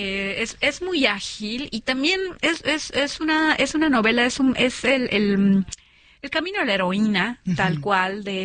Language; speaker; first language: Spanish; native; Spanish